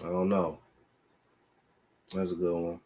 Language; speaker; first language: English; native; English